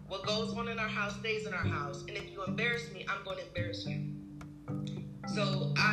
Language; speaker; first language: English; native; English